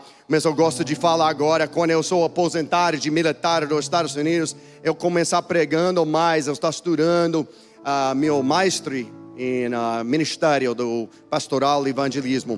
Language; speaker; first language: Portuguese; non-native, learner; English